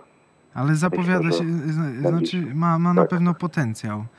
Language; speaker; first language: Polish; native; Polish